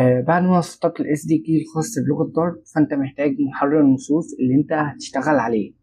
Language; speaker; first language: Arabic; native; Arabic